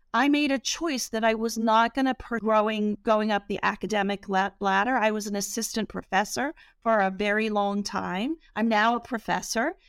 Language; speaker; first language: English; native; English